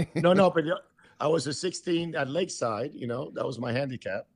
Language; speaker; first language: English; early bilingual, other home language; Spanish